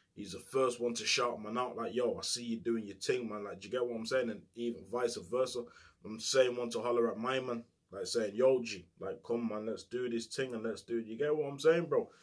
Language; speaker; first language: English; native; English